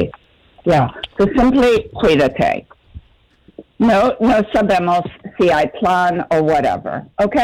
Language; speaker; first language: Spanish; non-native, fluent; English